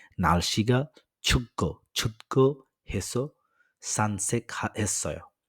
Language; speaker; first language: Korean; non-native, fluent; Bangla